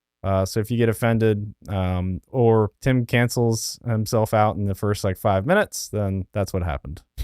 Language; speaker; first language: English; native; English